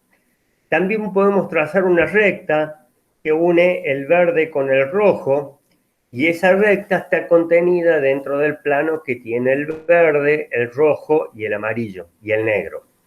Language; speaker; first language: Spanish; native; Spanish